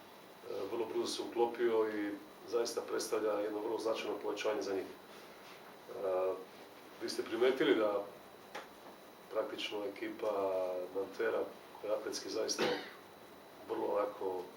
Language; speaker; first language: Serbian; native; Serbian